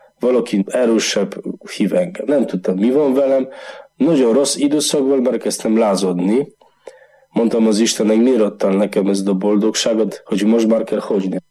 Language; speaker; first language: Hungarian; non-native, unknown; Polish